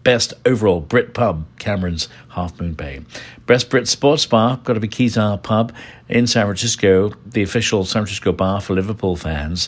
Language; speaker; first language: English; native; English